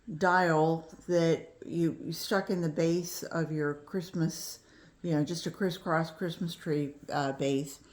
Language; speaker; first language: English; native; English